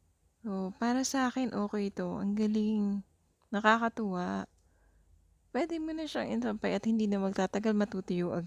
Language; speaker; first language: Filipino; native; Filipino